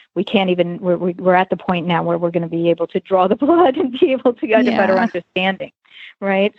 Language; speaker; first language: English; native; English